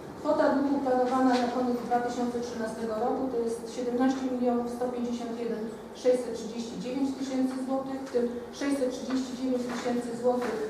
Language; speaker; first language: Polish; native; Polish